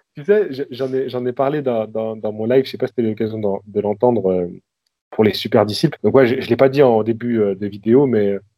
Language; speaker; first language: French; native; French